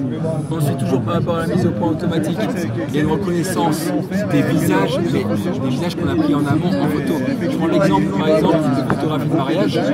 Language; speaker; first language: French; native; French